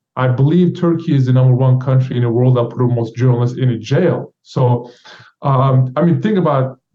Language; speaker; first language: English; non-native, fluent; Turkish